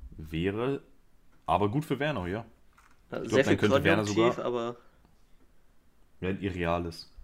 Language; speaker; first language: German; early bilingual, other home language; Spanish